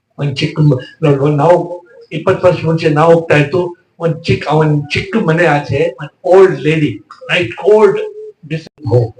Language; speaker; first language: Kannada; non-native, local second language; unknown